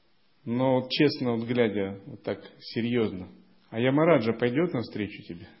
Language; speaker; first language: Russian; native; Russian